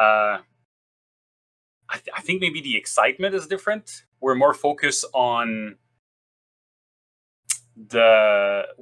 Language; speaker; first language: English; non-native, fluent; French